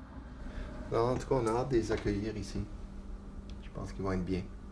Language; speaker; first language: French; native; French